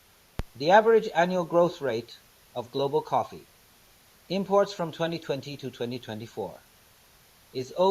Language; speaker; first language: English; non-native, fluent; Chinese